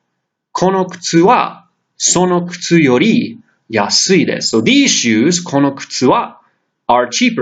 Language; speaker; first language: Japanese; non-native, fluent; English